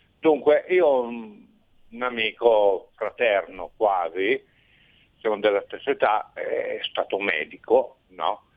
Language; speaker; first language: Italian; native; Italian